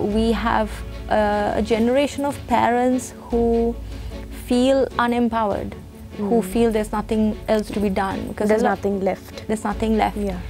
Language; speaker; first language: English; native; English